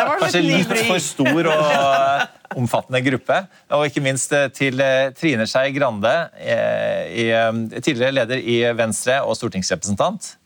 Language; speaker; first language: Norwegian; native; Norwegian